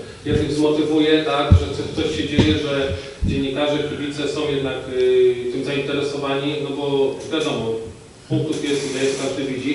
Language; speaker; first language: Polish; native; Polish